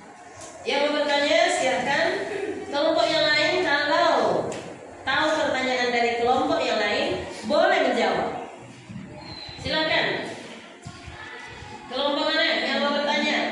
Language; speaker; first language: Indonesian; native; Indonesian